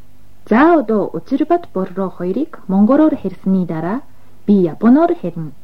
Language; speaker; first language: Mongolian; non-native, fluent; Japanese